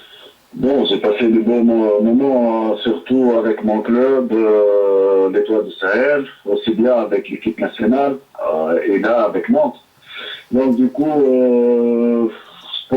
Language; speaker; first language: French; non-native, local second language; Arabic